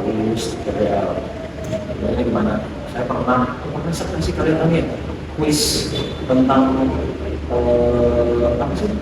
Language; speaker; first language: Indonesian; native; Indonesian